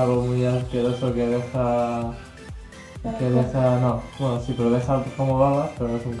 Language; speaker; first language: Spanish; native; Spanish